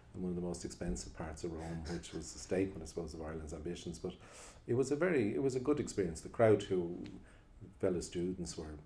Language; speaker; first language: English; native; English